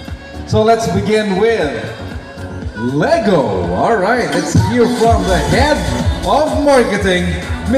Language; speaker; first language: English; non-native, local second language; Filipino